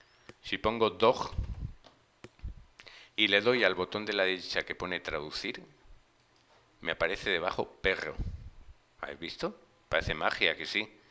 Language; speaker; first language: Spanish; native; Spanish